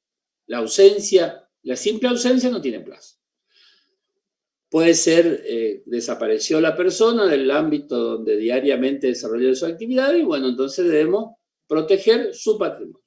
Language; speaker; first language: Spanish; native; Spanish